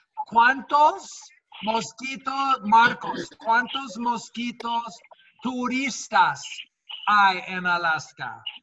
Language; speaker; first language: Spanish; non-native, fluent; English